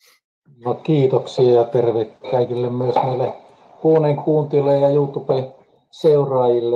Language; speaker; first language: Finnish; native; Finnish